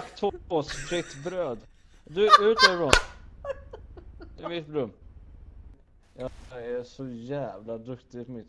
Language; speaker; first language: Swedish; native; Swedish